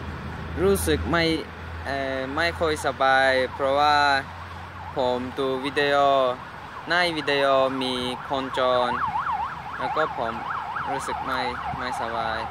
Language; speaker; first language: Thai; non-native, learner; English